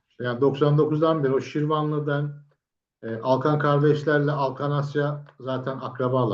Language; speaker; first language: Turkish; native; Turkish